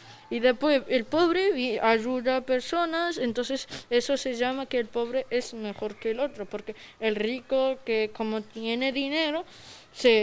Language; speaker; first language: Spanish; early bilingual, other home language; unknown